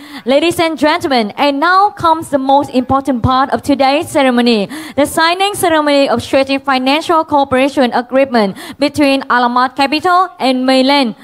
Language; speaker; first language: English; non-native, fluent; Vietnamese